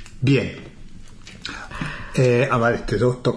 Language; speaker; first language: Spanish; non-native, fluent; English